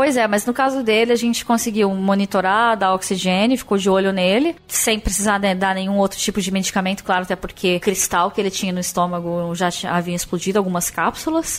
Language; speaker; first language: Portuguese; native; Portuguese